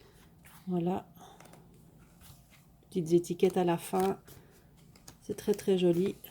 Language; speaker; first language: French; native; French